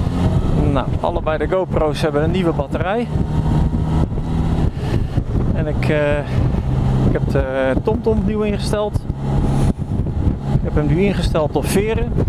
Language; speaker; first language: Dutch; native; Dutch